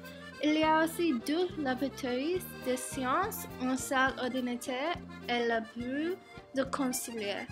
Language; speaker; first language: French; non-native, learner; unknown